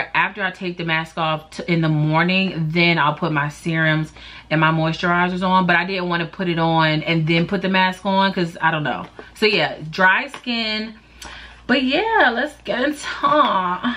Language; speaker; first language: English; native; English